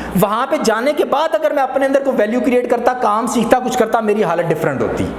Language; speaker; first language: Urdu; non-native, local second language; Punjabi